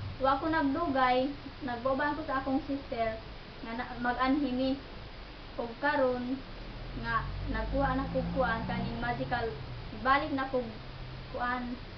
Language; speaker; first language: Cebuano; native; Cebuano